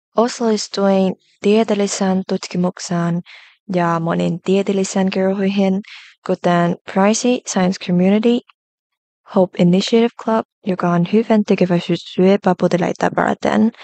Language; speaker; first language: Finnish; non-native, learner; Vietnamese